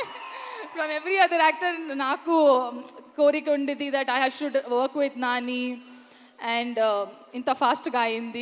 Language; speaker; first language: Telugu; non-native, learner; Kannada